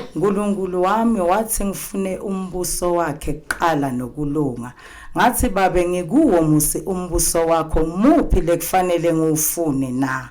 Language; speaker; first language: Zulu; non-native, local second language; Swati